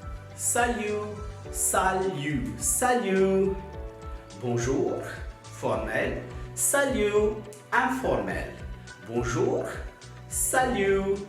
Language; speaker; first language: French; non-native, fluent; Tamil